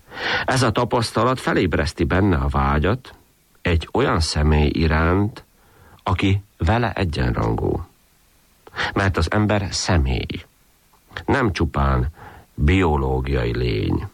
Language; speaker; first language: Hungarian; native; Hungarian